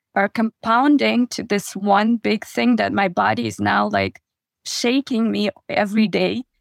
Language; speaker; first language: English; non-native, fluent; Russian